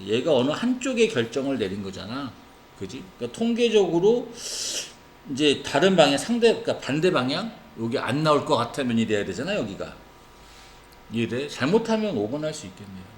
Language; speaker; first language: Korean; native; Korean